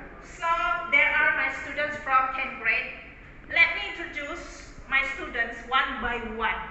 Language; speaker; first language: English; non-native, learner; Indonesian